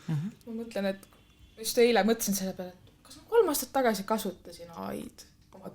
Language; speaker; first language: Estonian; native; Estonian